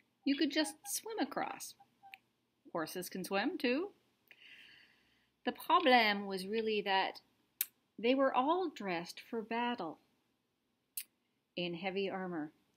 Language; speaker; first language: English; native; English